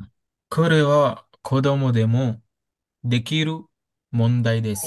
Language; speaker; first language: Japanese; non-native, learner; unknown